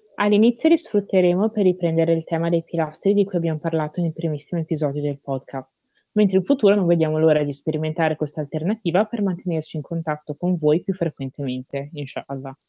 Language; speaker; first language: Italian; early bilingual, other home language; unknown